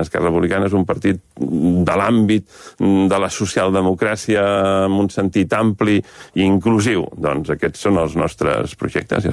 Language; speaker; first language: Catalan; native; Catalan